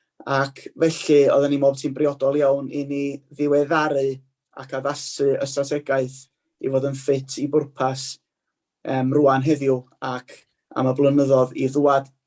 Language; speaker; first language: Welsh; native; Welsh